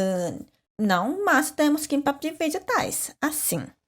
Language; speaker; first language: Portuguese; non-native, fluent; Korean